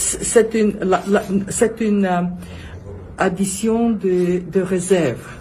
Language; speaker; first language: French; non-native, learner; Bulgarian